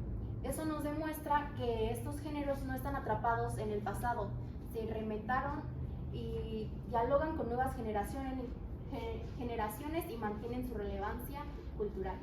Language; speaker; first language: Spanish; native; Spanish